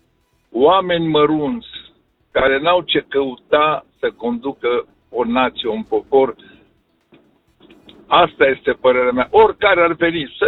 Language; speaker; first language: Romanian; native; Romanian